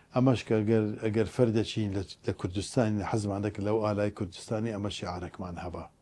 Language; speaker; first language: Central Kurdish; non-native, local second language; Turkish